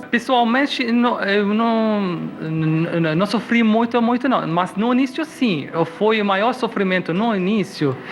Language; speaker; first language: Portuguese; non-native, fluent; Arabic